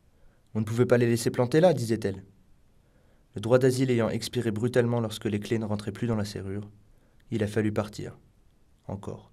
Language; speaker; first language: French; native; French